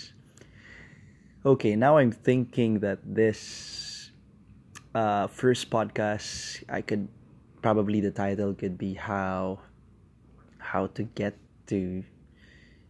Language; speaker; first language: English; non-native, local second language; Filipino